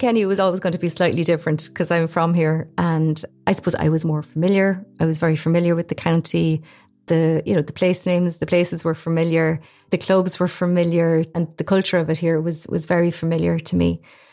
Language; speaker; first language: English; native; English